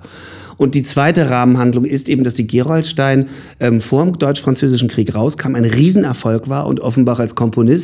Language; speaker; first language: German; native; German